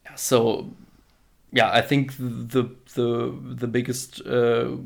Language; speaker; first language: English; non-native, fluent; German